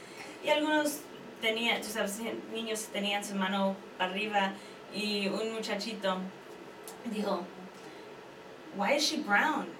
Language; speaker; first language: Spanish; early bilingual, heritage; Spanish